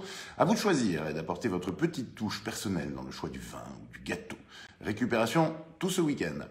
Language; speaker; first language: French; native; French